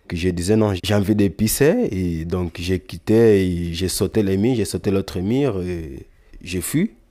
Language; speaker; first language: French; non-native, fluent; Lingala